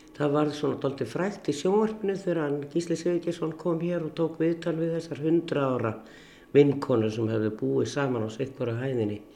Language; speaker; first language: Icelandic; native; Icelandic